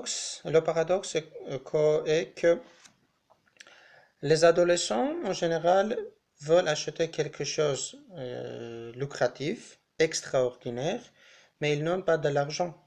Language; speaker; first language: French; non-native, learner; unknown